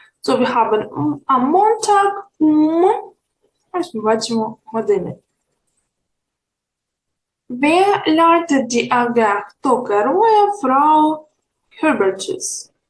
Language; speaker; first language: German; non-native, fluent; Ukrainian